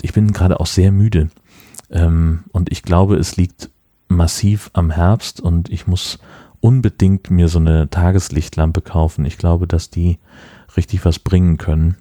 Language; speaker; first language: German; native; German